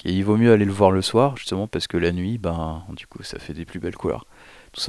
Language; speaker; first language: French; native; French